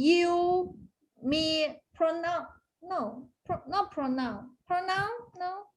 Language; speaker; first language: English; non-native, fluent; Chinese